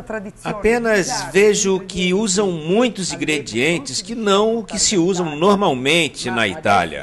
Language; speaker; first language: Portuguese; non-native, fluent; Italian